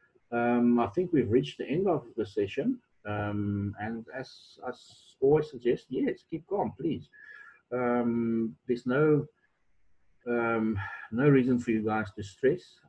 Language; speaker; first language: English; non-native, local second language; Afrikaans